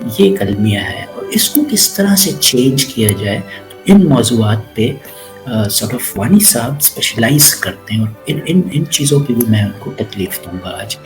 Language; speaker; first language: Urdu; native; Urdu